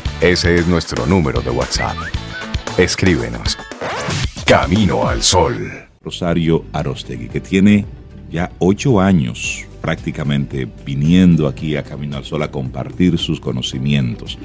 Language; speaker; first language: Spanish; native; Spanish